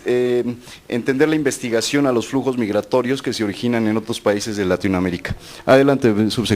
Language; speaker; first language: Spanish; native; Spanish